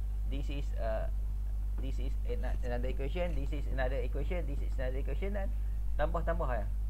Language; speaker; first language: English; non-native, local second language; Malay